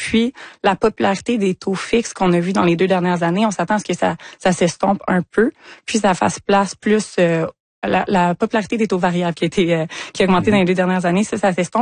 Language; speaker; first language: French; native; French